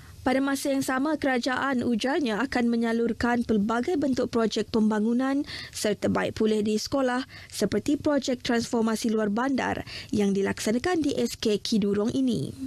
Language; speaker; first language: Malay; native; Malay